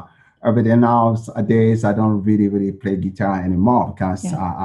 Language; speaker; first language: English; non-native, local second language; French